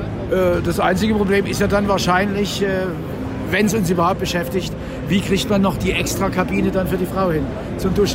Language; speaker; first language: German; native; German